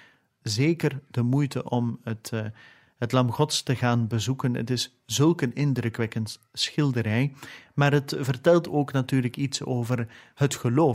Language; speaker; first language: Dutch; native; Dutch